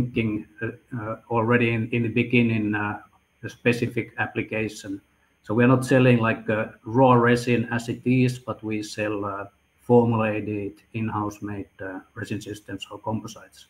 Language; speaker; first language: English; non-native, fluent; Finnish